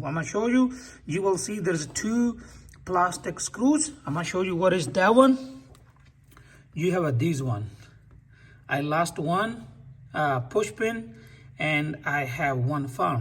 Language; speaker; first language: English; non-native, fluent; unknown